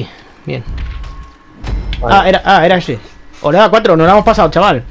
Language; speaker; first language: Spanish; native; Spanish